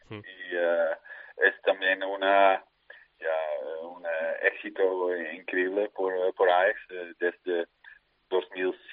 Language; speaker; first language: Spanish; non-native, fluent; Dutch